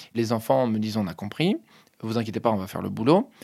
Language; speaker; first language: French; native; French